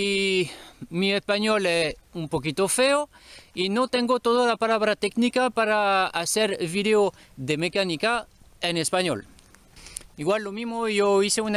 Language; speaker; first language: Spanish; non-native, learner; French